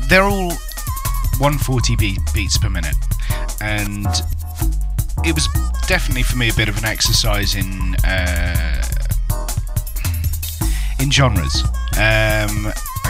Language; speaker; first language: English; native; English